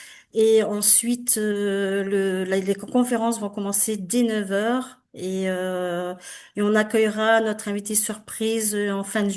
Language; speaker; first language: French; native; French